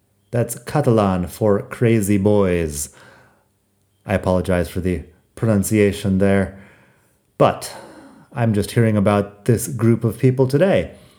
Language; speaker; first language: English; native; English